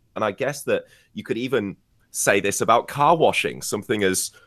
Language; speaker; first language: English; native; English